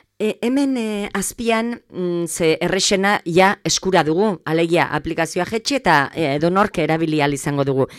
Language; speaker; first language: Basque; native; Basque